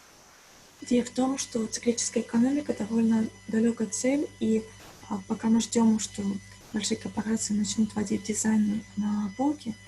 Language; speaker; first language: Russian; native; Russian